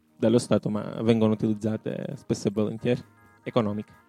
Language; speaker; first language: Italian; native; Italian